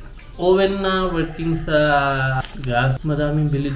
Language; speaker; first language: Filipino; non-native, learner; Hindi